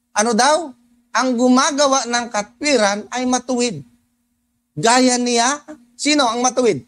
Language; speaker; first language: Filipino; non-native, local second language; Cebuano